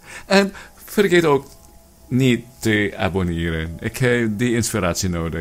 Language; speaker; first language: Dutch; non-native, learner; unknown